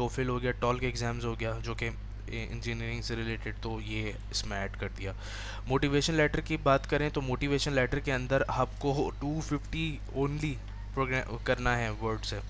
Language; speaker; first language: Urdu; native; Urdu